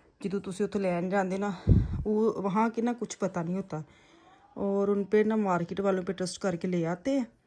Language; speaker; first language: Urdu; non-native, local second language; Punjabi